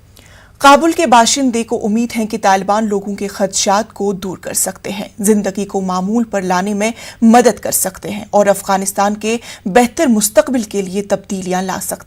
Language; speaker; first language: Hindi; native; Hindi